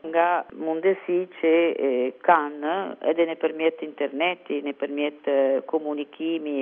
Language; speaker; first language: Albanian; non-native, learner; Italian